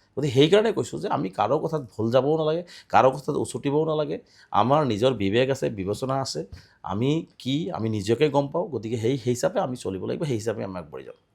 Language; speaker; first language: Assamese; non-native, local second language; Bangla